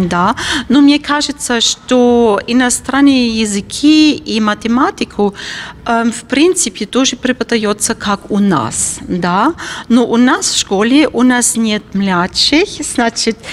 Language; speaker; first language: Russian; non-native, fluent; German